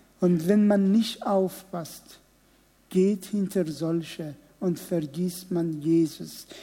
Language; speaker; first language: German; non-native, fluent; Persian